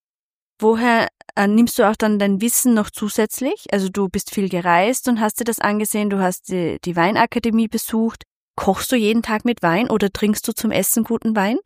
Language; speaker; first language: German; native; German